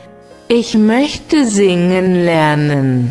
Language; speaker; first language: German; non-native, learner; Vietnamese